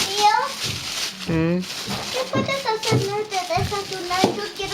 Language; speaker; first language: Spanish; native; Spanish